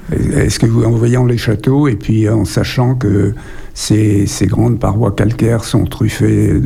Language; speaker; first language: French; native; French